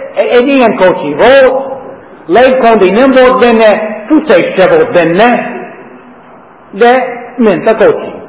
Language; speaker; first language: Hungarian; non-native, fluent; English